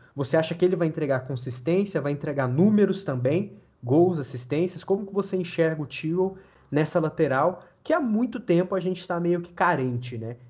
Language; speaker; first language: Portuguese; native; Portuguese